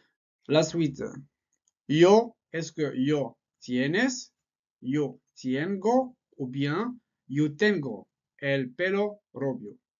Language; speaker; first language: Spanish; non-native, fluent; French